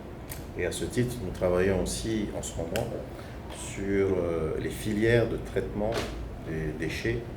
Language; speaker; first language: French; native; French